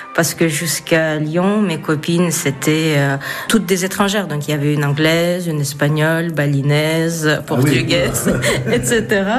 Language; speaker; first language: French; non-native, fluent; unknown